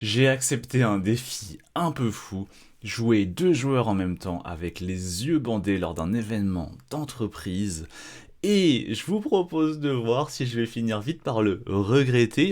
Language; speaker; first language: French; native; French